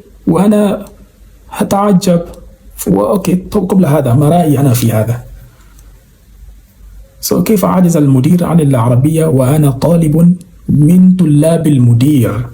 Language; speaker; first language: Arabic; non-native, fluent; Yoruba